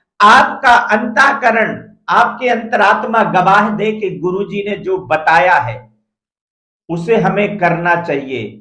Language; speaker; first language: Hindi; native; Hindi